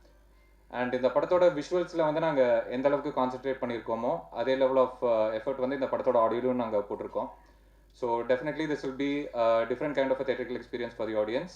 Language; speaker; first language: Tamil; native; Tamil